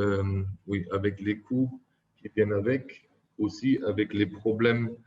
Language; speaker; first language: French; non-native, fluent; German